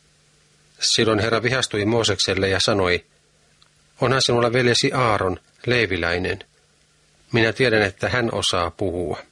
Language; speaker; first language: Finnish; native; Finnish